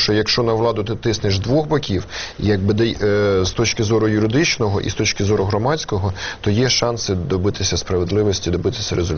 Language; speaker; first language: Ukrainian; native; Ukrainian